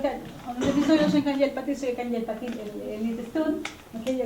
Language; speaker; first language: Swedish; early bilingual, other home language; Spanish